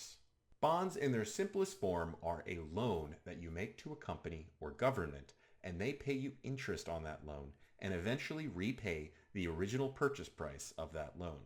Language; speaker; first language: English; native; English